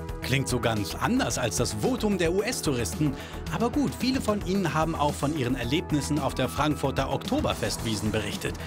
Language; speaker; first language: German; native; German